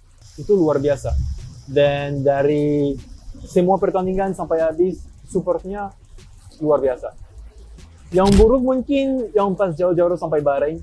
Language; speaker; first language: Indonesian; non-native, fluent; French